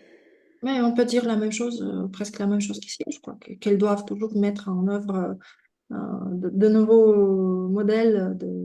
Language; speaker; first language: French; non-native, fluent; Russian